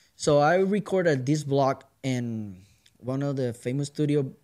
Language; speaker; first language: English; non-native, learner; Spanish